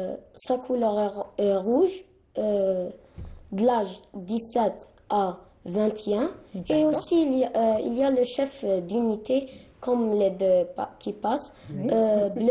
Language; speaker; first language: French; non-native, learner; Arabic